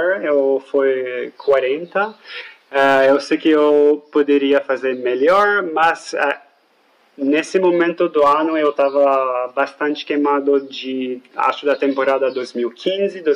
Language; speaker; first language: Portuguese; non-native, fluent; French